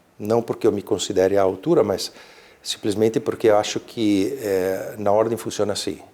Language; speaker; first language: Portuguese; early bilingual, other home language; Italian